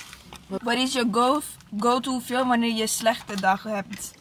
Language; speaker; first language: Dutch; non-native, learner; Italian